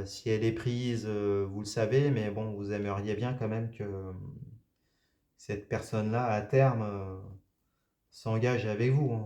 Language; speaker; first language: French; native; French